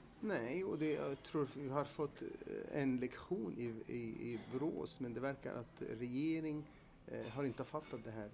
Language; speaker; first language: Swedish; non-native, fluent; Arabic